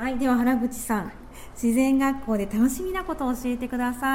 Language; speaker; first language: Japanese; native; Japanese